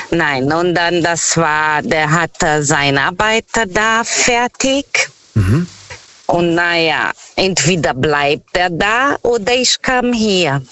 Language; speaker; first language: German; non-native, fluent; Portuguese